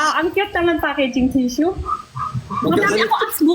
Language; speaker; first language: Filipino; non-native, learner; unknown